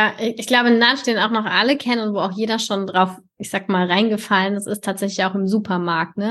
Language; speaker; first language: German; native; German